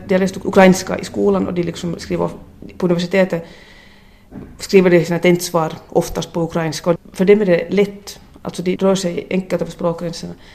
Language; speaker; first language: Swedish; native; Swedish